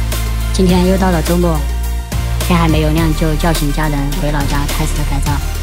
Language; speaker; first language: Chinese; native; Chinese